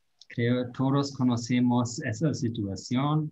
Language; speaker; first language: Spanish; non-native, fluent; German